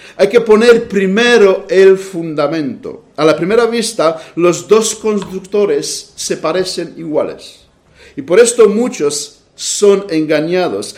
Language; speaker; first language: Spanish; non-native, fluent; Romanian